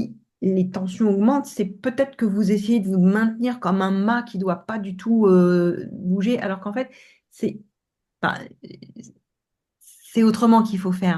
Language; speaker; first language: French; native; French